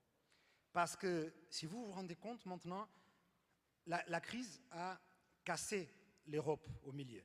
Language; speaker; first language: French; non-native, fluent; Portuguese